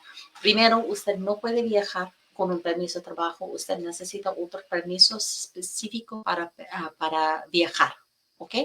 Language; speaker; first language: Spanish; non-native, fluent; English